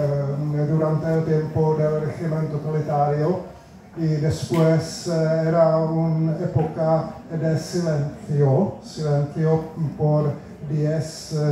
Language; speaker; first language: Spanish; non-native, fluent; Czech